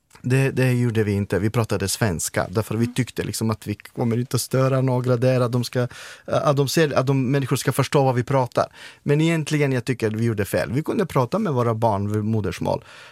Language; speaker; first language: Swedish; non-native, fluent; Romany